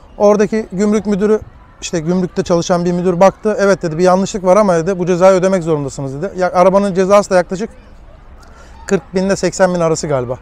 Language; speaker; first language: Turkish; early bilingual, heritage; Turkish